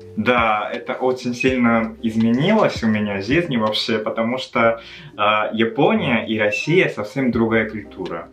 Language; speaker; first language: Russian; non-native, fluent; Japanese